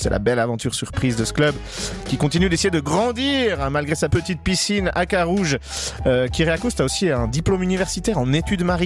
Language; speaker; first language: French; native; French